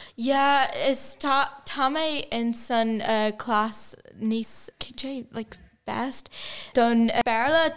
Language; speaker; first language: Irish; non-native, local second language; Portuguese